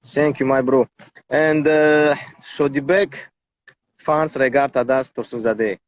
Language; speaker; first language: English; non-native, learner; Tajik